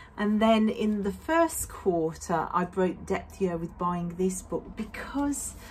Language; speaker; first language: English; native; English